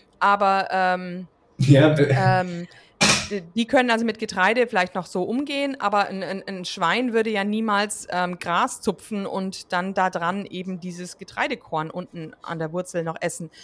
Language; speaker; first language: German; native; German